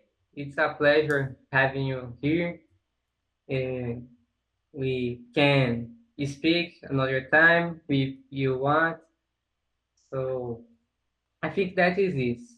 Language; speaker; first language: English; non-native, learner; Portuguese